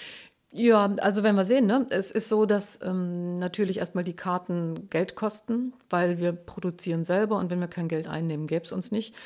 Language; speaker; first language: German; native; German